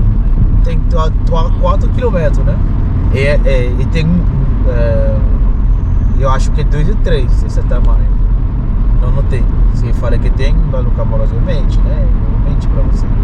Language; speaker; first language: Portuguese; non-native, learner; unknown